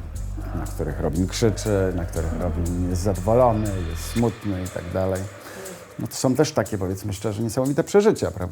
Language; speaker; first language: Polish; native; Polish